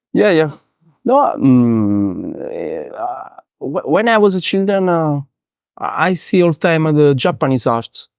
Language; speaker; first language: English; non-native, learner; Italian